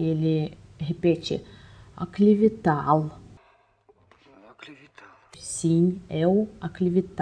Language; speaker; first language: Portuguese; non-native, fluent; Russian